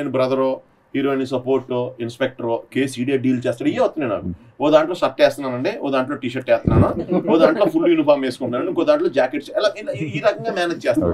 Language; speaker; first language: Telugu; native; Telugu